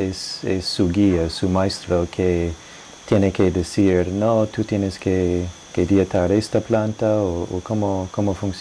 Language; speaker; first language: Spanish; non-native, fluent; English